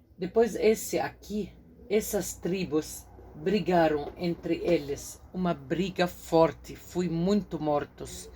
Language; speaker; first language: Portuguese; non-native, fluent; Arabic